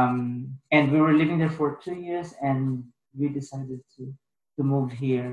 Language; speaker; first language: English; non-native, local second language; Bikol